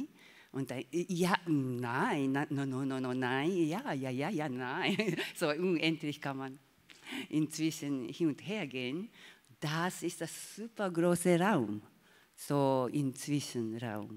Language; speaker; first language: German; non-native, learner; Japanese